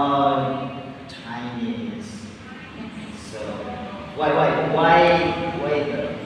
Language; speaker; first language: English; non-native, learner; Indonesian